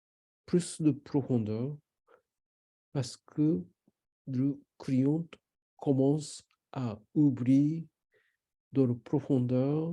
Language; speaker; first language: French; non-native, learner; Japanese